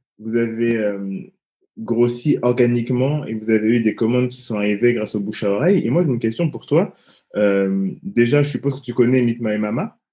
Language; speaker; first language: French; native; French